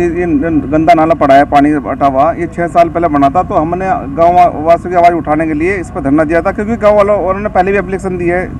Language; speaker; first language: Hindi; native; Hindi